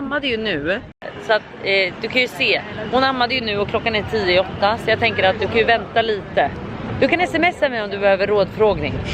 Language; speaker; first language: Swedish; native; Swedish